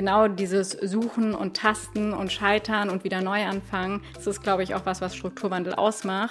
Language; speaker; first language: German; native; German